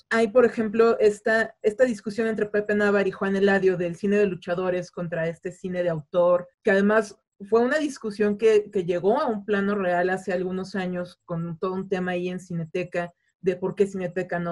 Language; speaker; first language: Spanish; native; Spanish